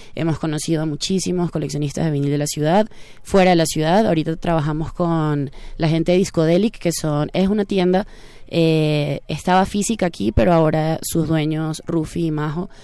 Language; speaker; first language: Spanish; native; Spanish